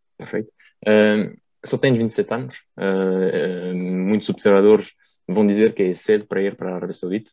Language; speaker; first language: Portuguese; early bilingual, heritage; Portuguese